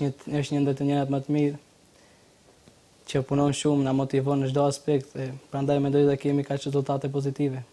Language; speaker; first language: Albanian; native; Albanian